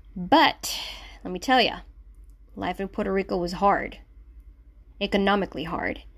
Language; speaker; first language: English; non-native, fluent; Spanish